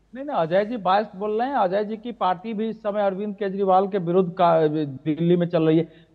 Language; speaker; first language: Hindi; native; Hindi